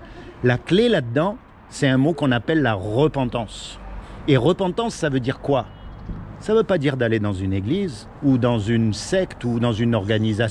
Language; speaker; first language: French; native; French